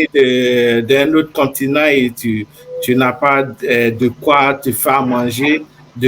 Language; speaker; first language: French; non-native, fluent; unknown